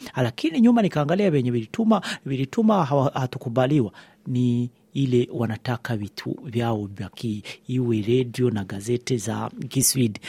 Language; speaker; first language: Swahili; non-native, local second language; Rundi